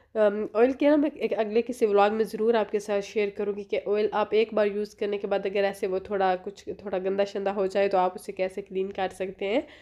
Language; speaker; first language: Urdu; native; Urdu